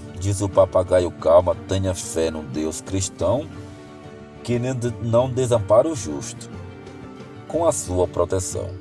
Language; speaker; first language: Portuguese; native; Portuguese